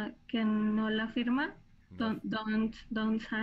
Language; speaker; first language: English; non-native, learner; Spanish